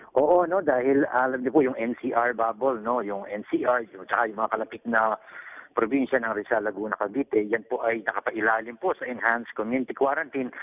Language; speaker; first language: Filipino; native; Filipino